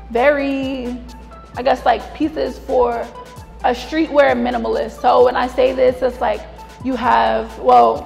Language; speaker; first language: English; native; English